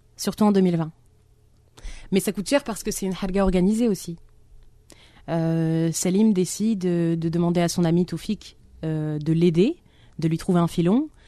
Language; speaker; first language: French; non-native, local second language; Arabic